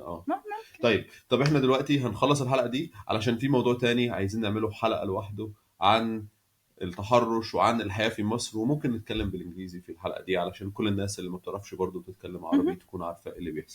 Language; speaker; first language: Arabic; native; Arabic